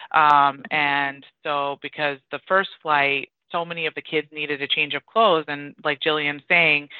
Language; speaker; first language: English; early bilingual, other home language; Persian